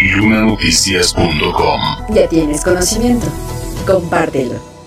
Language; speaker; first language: Spanish; native; Spanish